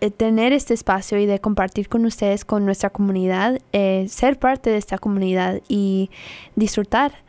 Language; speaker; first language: Spanish; early bilingual, heritage; Spanish